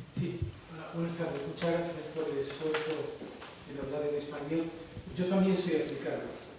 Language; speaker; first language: Spanish; non-native, fluent; Arabic